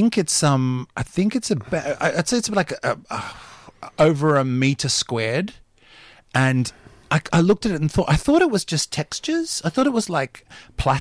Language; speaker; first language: English; native; English